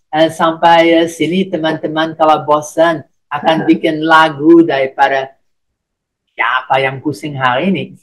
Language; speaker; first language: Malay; non-native, fluent; English